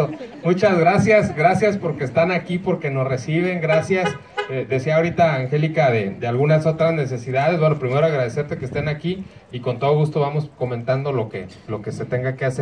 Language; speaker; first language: Spanish; native; Spanish